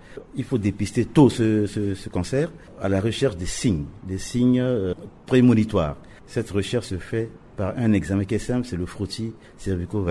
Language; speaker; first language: French; non-native, local second language; Sango